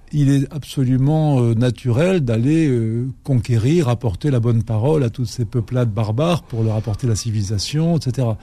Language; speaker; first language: French; native; French